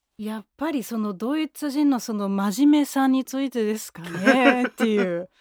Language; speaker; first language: Japanese; non-native, fluent; German